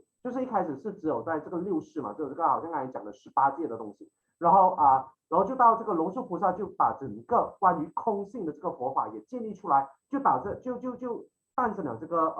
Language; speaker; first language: Chinese; native; Chinese